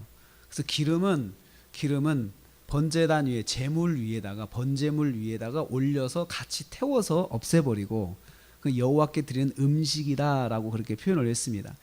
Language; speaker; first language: Korean; native; Korean